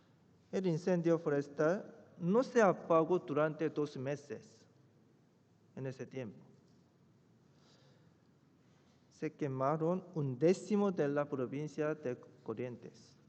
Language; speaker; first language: Spanish; non-native, fluent; Korean